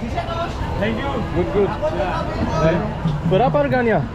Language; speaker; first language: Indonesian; non-native, learner; German